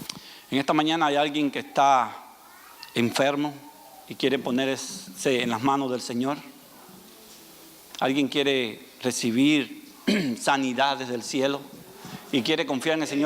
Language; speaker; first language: Spanish; native; Spanish